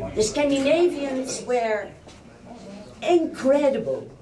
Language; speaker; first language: English; non-native, fluent; Dutch